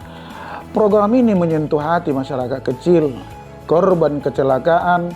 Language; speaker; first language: Indonesian; native; Indonesian